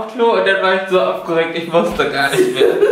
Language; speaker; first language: German; native; German